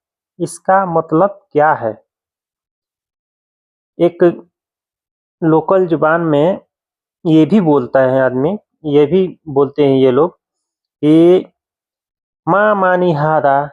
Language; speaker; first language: Hindi; native; Hindi